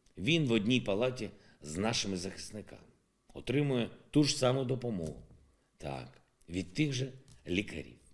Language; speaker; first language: Ukrainian; non-native, local second language; Russian